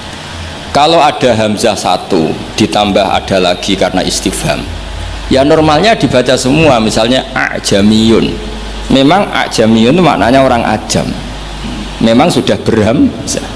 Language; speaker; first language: Indonesian; non-native, local second language; Javanese